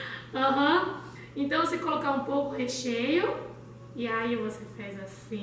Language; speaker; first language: Portuguese; non-native, learner; Chinese